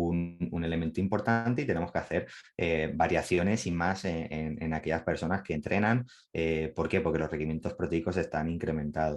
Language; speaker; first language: Spanish; native; Spanish